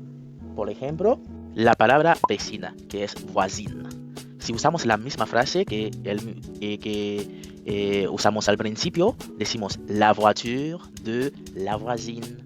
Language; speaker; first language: Spanish; non-native, fluent; French